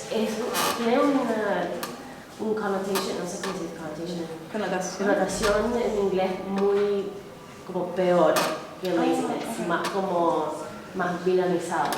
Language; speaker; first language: Spanish; non-native, fluent; English